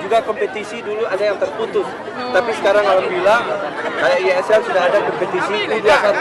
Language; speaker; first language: Indonesian; non-native, local second language; Minangkabau